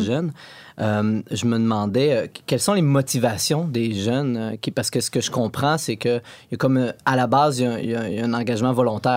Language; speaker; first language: French; native; French